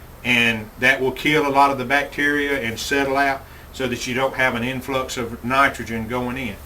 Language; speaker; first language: English; native; English